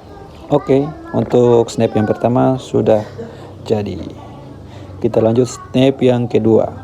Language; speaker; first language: Indonesian; native; Indonesian